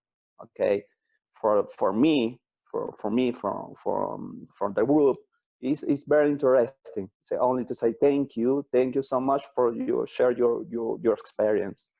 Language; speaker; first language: English; non-native, learner; Spanish